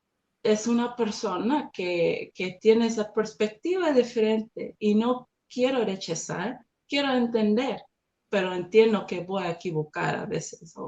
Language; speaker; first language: Spanish; non-native, learner; English